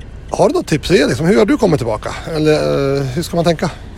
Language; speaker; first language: Swedish; native; Swedish